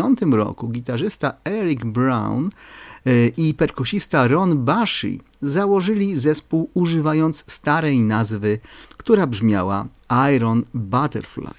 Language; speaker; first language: Polish; native; Polish